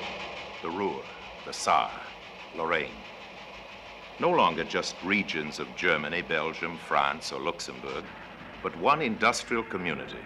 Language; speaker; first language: English; native; English